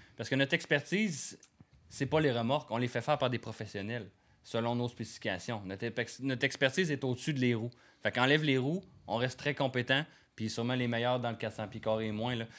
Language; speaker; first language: French; native; French